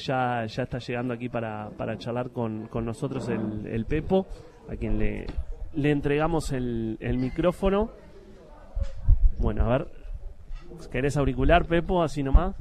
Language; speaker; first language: Spanish; native; Spanish